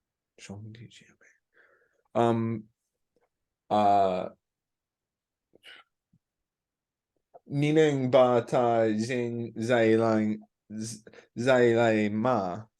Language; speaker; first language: Chinese; non-native, learner; English